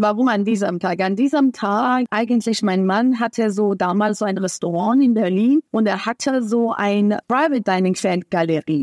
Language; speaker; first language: German; non-native, fluent; Persian